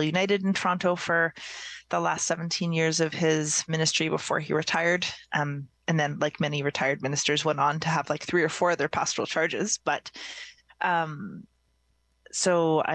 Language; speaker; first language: English; native; English